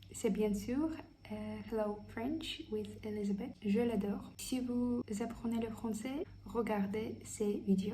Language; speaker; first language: French; non-native, fluent; Russian